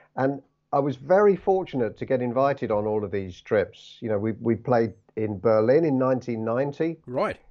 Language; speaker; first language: English; native; English